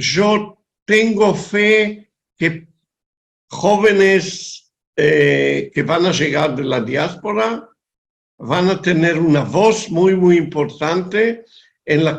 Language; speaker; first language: Spanish; non-native, fluent; Hebrew